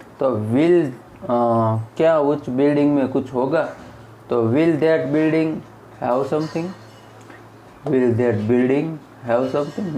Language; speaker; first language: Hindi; non-native, local second language; Gujarati